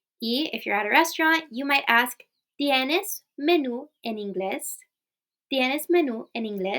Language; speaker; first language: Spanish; non-native, fluent; English